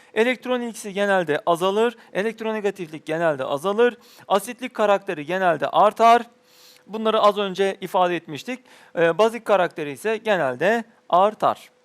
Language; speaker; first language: Turkish; native; Turkish